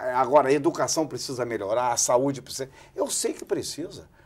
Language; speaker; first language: Portuguese; native; Portuguese